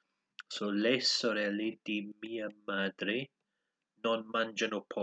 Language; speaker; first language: Italian; non-native, learner; English